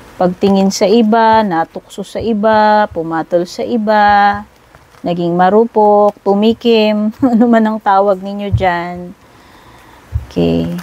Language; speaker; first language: Filipino; native; Filipino